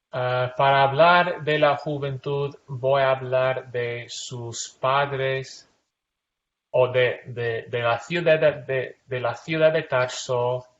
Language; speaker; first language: Spanish; non-native, fluent; English